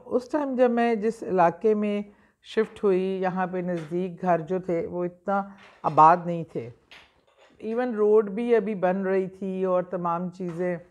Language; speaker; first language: Urdu; native; Urdu